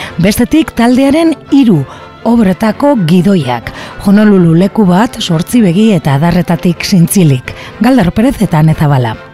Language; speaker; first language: Basque; native; Basque